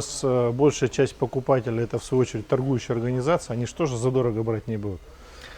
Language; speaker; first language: Russian; native; Russian